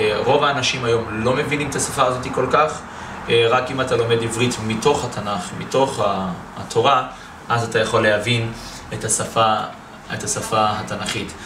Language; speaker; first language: Hebrew; native; Hebrew